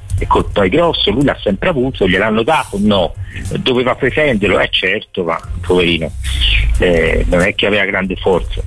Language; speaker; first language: Italian; native; Italian